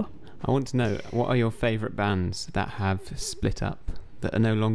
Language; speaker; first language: English; native; English